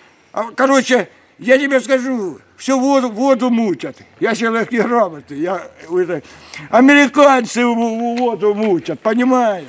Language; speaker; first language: Russian; native; Russian